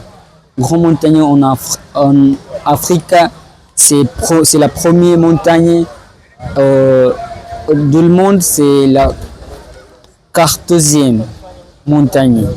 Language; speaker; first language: French; non-native, learner; Swahili